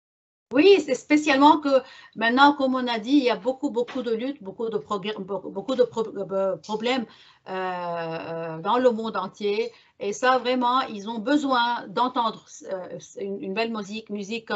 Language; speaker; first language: French; non-native, local second language; Arabic